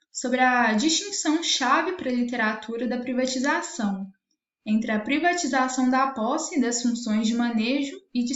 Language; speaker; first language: Portuguese; native; Portuguese